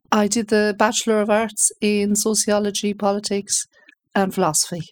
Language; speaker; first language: English; native; English